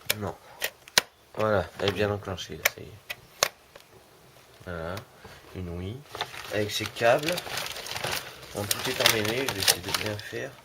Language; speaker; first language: French; native; French